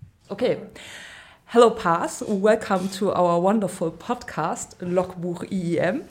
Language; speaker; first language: English; non-native, fluent; German